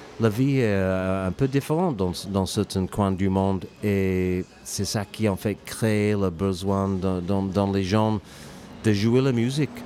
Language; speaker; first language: French; non-native, fluent; English